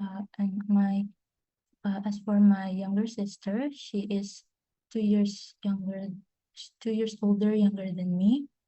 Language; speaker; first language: English; non-native, fluent; Indonesian